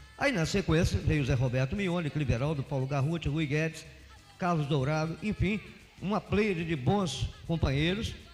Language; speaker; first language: Portuguese; native; Portuguese